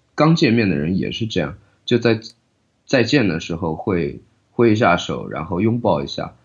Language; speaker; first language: Chinese; native; Chinese